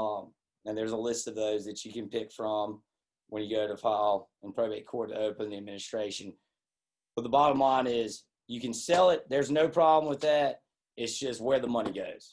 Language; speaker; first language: English; native; English